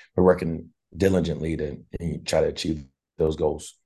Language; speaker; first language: English; native; English